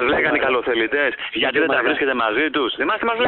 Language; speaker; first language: Greek; native; Greek